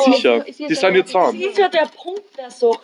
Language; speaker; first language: German; native; German